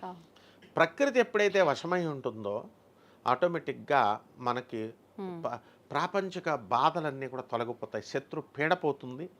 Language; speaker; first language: Telugu; native; Telugu